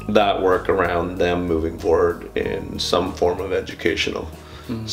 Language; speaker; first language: English; native; English